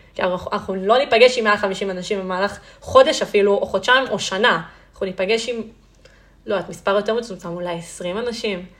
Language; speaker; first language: Hebrew; early bilingual, other home language; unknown